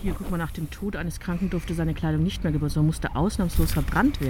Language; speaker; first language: German; native; German